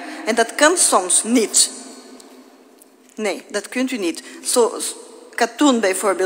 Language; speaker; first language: Dutch; non-native, fluent; Portuguese